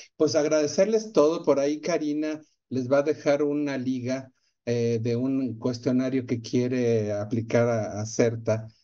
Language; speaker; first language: Spanish; native; Spanish